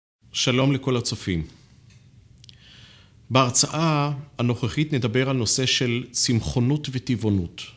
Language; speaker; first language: Hebrew; native; Hebrew